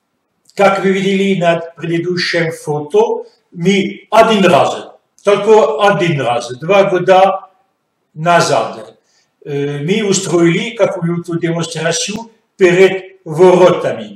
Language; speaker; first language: Russian; non-native, fluent; French